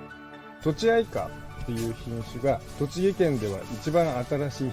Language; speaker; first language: Japanese; native; Japanese